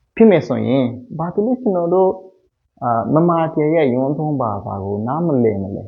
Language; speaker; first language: Burmese; non-native, local second language; Rohingya